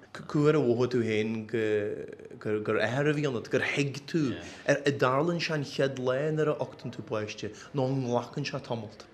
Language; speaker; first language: Irish; native; Irish